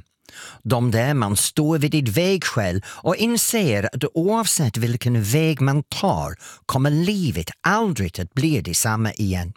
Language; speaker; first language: Swedish; non-native, fluent; English